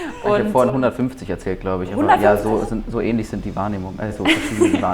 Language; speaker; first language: German; native; German